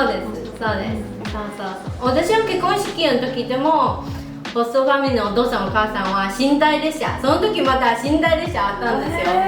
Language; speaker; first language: Japanese; non-native, fluent; Chinese